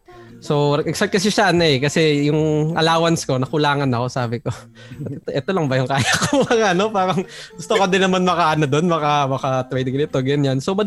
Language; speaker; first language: English; non-native, local second language; Hiligaynon